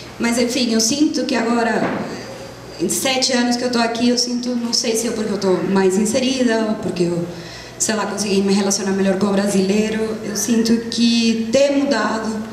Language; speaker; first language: Portuguese; non-native, fluent; Spanish